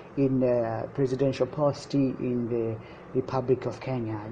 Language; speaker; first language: English; non-native, local second language; Swahili